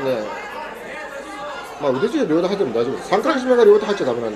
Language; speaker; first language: Japanese; native; Japanese